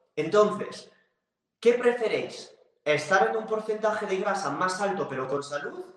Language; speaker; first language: Spanish; non-native, fluent; French